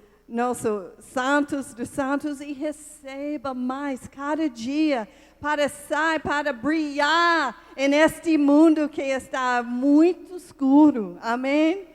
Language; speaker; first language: Portuguese; non-native, learner; English